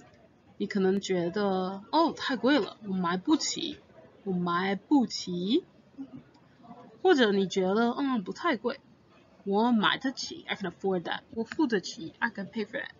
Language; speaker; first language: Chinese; non-native, fluent; English